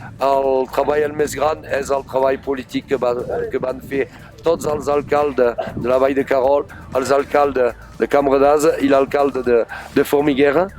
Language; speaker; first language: Catalan; non-native, fluent; French